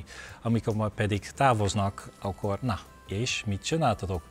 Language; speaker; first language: Hungarian; non-native, learner; Dutch